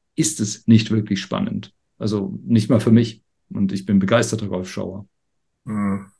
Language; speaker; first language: German; non-native, fluent; English